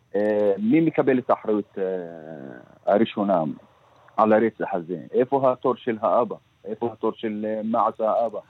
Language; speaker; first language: Hebrew; non-native, local second language; Arabic